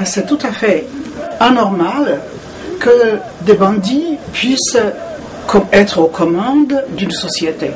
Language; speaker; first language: French; non-native, fluent; Serbian